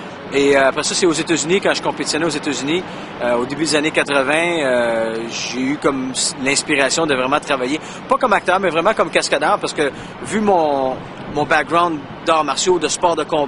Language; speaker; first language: French; native; French